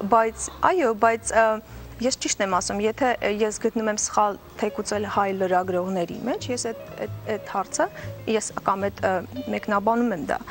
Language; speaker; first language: Armenian; early bilingual, heritage; Russian